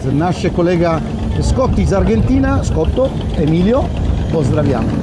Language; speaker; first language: Polish; non-native, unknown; Italian